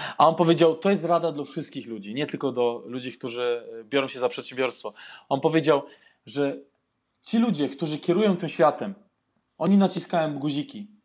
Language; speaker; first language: Polish; early bilingual, heritage; Polish